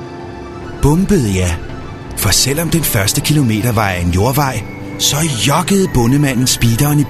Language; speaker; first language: Danish; native; Danish